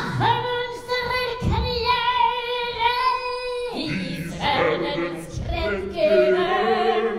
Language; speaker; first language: German; non-native, learner; Norwegian